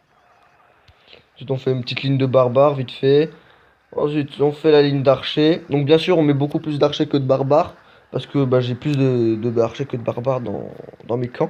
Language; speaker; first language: French; native; French